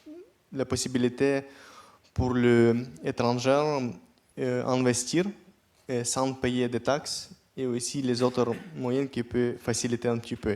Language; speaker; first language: French; non-native, fluent; Ukrainian